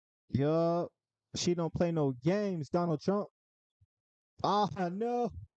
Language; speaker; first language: English; native; English